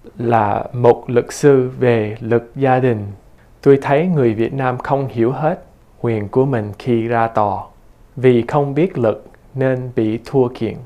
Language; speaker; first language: Vietnamese; early bilingual, heritage; Vietnamese